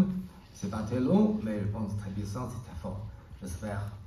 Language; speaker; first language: French; non-native, learner; Chinese